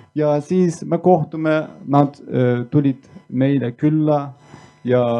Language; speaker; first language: Estonian; non-native, fluent; Turkish